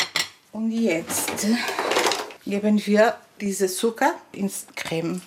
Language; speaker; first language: German; non-native, learner; Portuguese